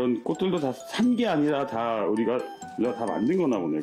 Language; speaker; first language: Korean; native; Korean